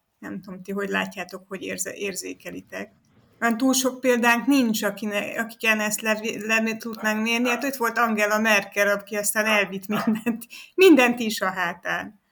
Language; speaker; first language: Hungarian; native; Hungarian